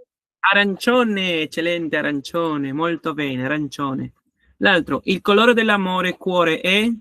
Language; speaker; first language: Italian; non-native, learner; Spanish